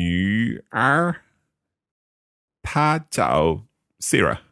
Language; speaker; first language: Chinese; non-native, learner; English